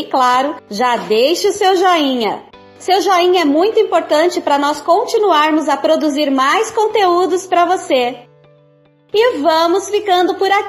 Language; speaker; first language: Portuguese; native; Portuguese